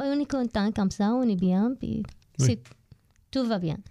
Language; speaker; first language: French; non-native, learner; Arabic